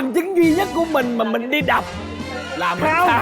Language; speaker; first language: Vietnamese; native; Vietnamese